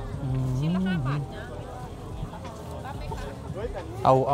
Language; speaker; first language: Thai; native; Thai